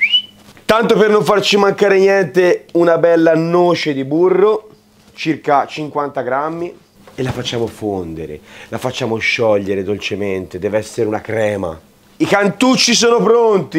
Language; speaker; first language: Italian; native; Italian